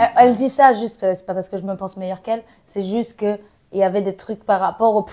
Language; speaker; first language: French; native; French